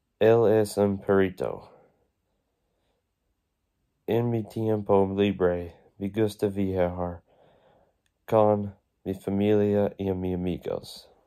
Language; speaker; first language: Spanish; non-native, learner; English